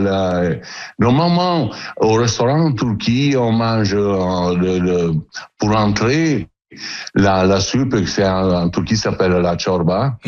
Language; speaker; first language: French; non-native, learner; Italian